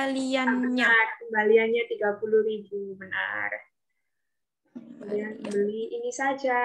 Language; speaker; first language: Indonesian; native; Indonesian